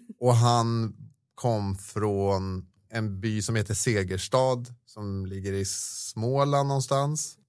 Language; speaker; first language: Swedish; native; Swedish